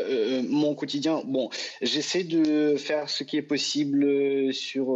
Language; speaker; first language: French; non-native, fluent; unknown